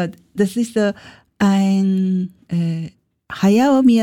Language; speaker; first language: German; non-native, learner; Japanese